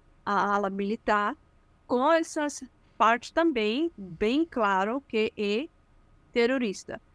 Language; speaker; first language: Portuguese; non-native, fluent; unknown